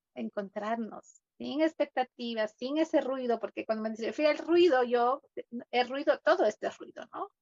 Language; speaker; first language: Spanish; native; Spanish